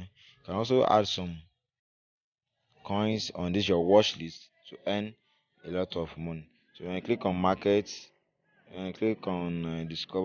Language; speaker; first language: English; non-native, local second language; Yoruba